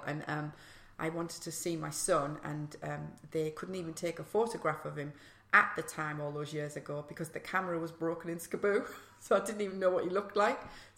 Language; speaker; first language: English; native; English